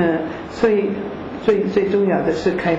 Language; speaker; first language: Chinese; non-native, fluent; German